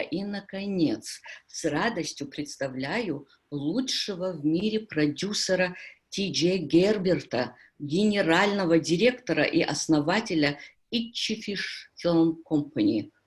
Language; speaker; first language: Russian; native; Russian